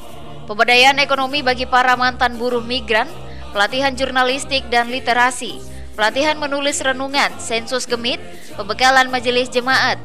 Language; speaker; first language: Indonesian; native; Indonesian